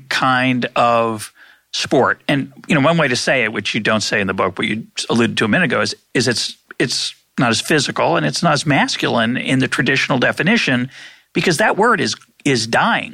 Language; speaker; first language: English; native; English